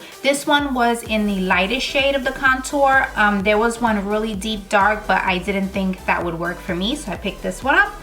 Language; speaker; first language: English; native; English